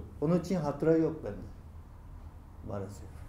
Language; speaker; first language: Turkish; non-native, learner; Japanese